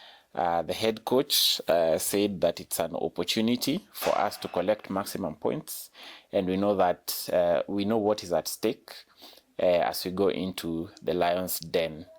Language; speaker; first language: English; non-native, local second language; Swahili